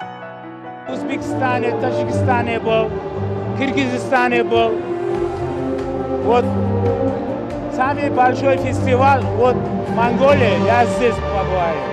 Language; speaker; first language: Russian; non-native, learner; Uzbek